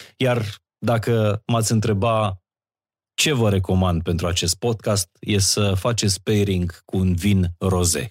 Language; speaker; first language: Romanian; native; Romanian